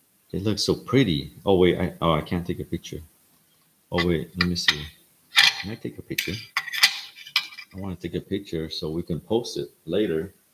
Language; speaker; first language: English; early bilingual, other home language; Vietnamese